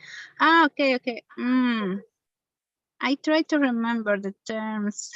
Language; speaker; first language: English; non-native, learner; Spanish